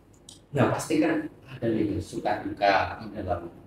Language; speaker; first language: Indonesian; native; Indonesian